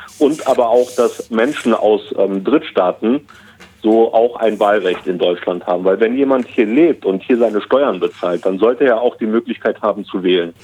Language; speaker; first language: German; early bilingual, other home language; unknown